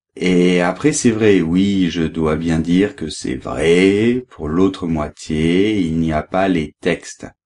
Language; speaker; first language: French; native; French